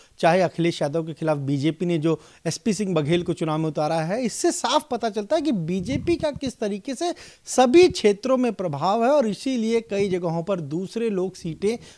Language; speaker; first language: Hindi; native; Hindi